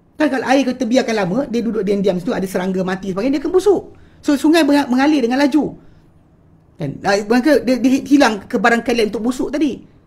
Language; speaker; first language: Malay; native; Malay